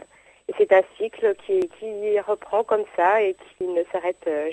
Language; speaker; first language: French; native; French